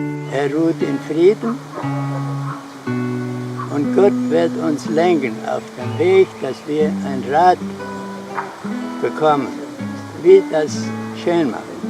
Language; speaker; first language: German; early bilingual, heritage; Portuguese